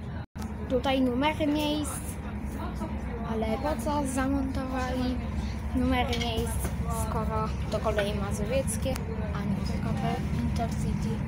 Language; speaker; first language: Polish; native; Polish